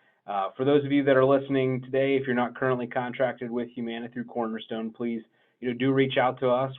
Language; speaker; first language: English; native; English